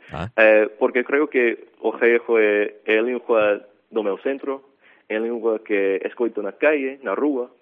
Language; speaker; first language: Galician; non-native, fluent; English